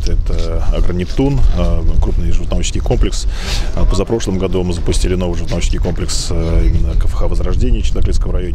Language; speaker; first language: Russian; native; Russian